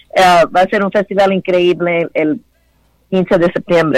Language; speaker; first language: Spanish; early bilingual, heritage; Spanish